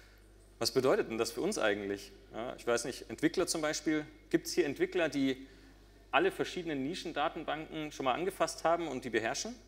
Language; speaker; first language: German; native; German